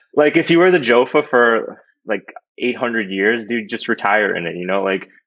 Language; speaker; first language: English; native; English